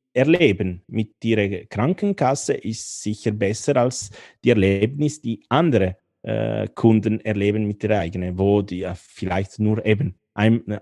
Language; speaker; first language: German; non-native, fluent; Italian